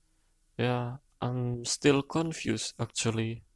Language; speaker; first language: English; non-native, learner; Indonesian